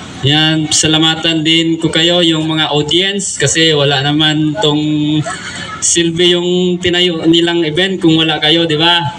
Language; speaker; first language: Filipino; non-native, local second language; Cebuano